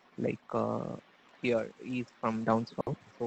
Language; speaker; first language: English; non-native, local second language; Tamil